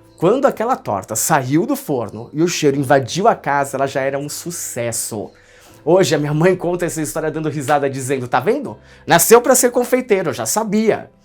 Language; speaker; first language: Portuguese; native; Portuguese